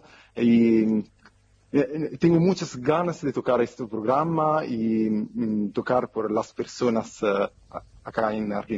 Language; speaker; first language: Spanish; non-native, fluent; Italian